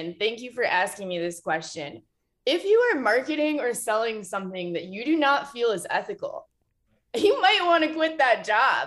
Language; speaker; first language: English; native; English